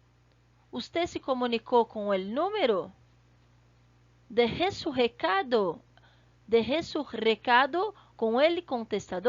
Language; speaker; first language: Spanish; non-native, fluent; Portuguese